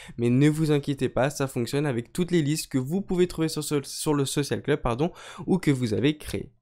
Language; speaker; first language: French; native; French